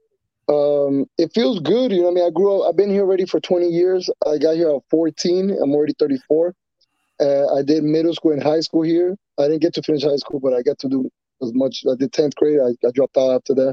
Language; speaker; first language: English; non-native, fluent; Spanish